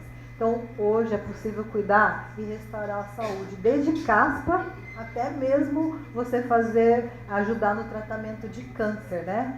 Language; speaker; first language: Portuguese; native; Portuguese